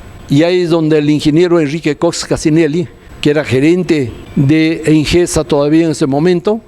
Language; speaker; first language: Spanish; native; Spanish